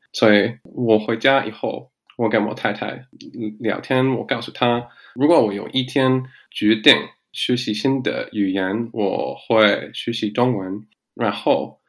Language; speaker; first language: Chinese; non-native, learner; English